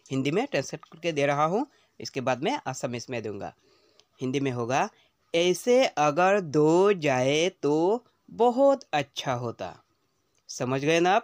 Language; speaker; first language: Hindi; non-native, local second language; Assamese